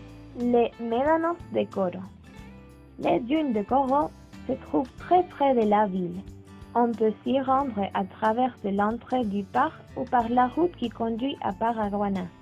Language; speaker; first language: French; non-native, learner; Spanish